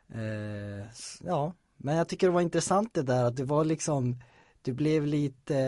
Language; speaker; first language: Swedish; native; Swedish